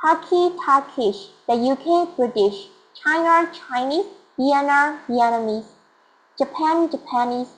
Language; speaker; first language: English; non-native, learner; Burmese